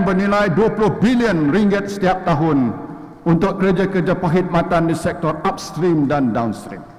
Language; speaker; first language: Malay; native; Malay